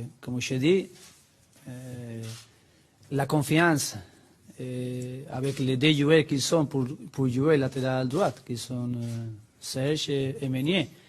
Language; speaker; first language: French; non-native, learner; Spanish